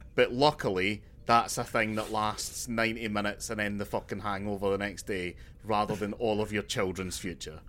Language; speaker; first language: English; native; English